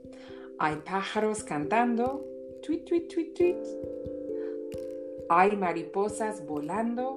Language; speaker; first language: Spanish; non-native, fluent; English